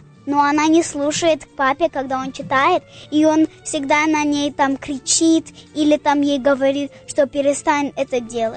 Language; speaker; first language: Russian; early bilingual, heritage; English